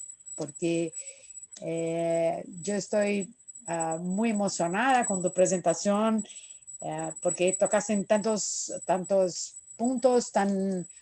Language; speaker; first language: Spanish; non-native, fluent; Portuguese